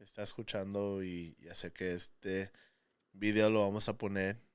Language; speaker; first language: Spanish; early bilingual, heritage; Spanish